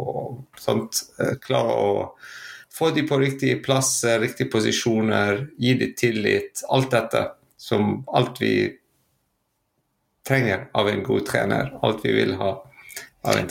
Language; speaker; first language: Norwegian; non-native, fluent; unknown